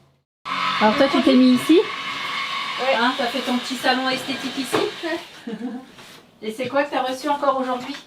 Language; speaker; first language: French; native; French